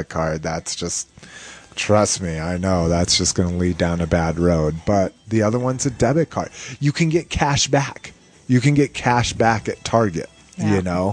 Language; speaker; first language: English; native; English